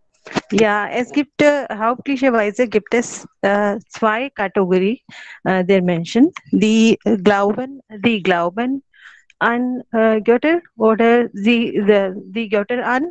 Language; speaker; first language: German; non-native, learner; Hindi